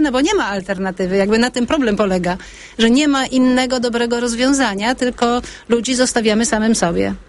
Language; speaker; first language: Polish; native; Polish